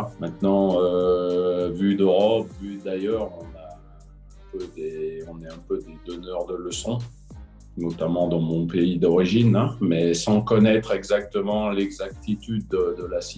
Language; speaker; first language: French; native; French